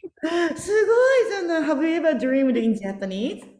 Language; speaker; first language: English; non-native, learner; Japanese